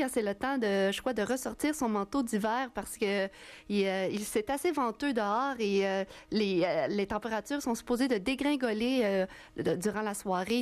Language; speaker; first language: French; native; French